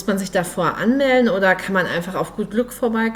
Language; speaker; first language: German; native; German